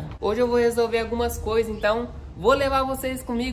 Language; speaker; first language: Portuguese; native; Portuguese